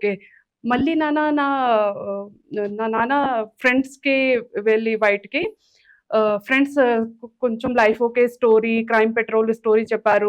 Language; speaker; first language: Telugu; non-native, learner; Hindi